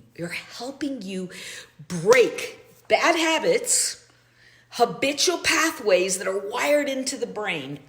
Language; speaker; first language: English; native; English